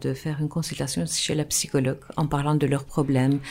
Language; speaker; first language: French; non-native, fluent; Turkish